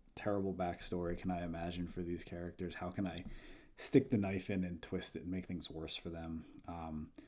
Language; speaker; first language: English; native; English